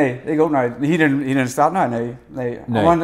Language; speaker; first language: Dutch; native; Dutch